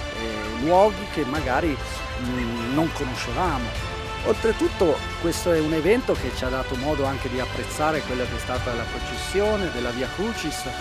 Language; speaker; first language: Italian; native; Italian